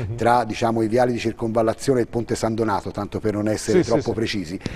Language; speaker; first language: Italian; native; Italian